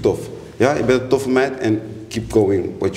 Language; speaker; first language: Dutch; native; Dutch